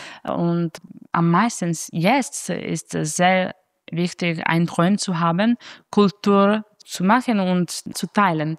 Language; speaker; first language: German; non-native, fluent; Italian